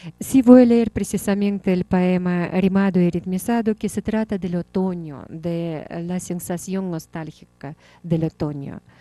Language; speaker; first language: Spanish; non-native, fluent; Russian